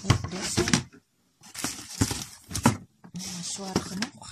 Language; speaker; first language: Dutch; non-native, learner; Indonesian